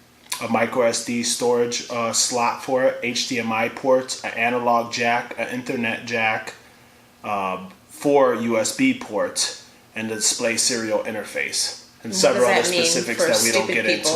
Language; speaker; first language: English; native; English